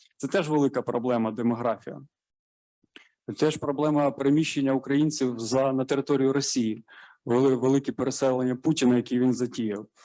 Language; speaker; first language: Ukrainian; native; Ukrainian